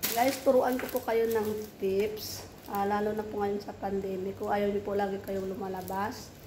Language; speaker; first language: Filipino; non-native, local second language; Hiligaynon